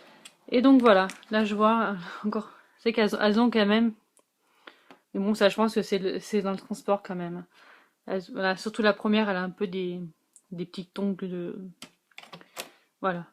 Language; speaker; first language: French; native; French